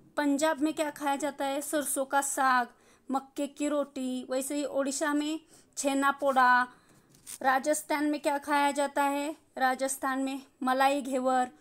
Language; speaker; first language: Hindi; non-native, local second language; Marathi